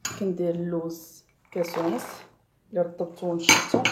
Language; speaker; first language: Arabic; native; Arabic